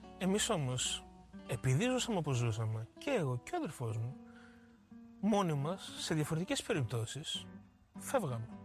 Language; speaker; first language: Greek; early bilingual, other home language; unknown